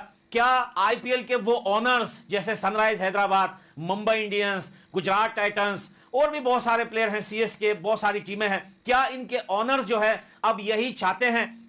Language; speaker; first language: Hindi; native; Hindi